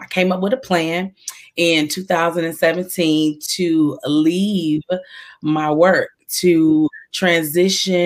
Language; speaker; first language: English; native; English